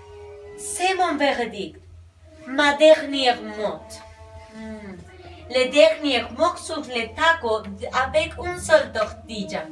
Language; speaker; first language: French; non-native, learner; Spanish